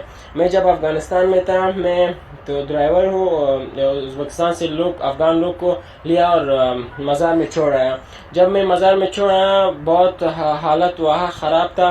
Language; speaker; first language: Hindi; non-native, learner; Persian